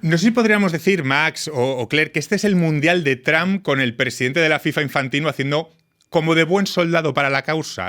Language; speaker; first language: Spanish; native; Spanish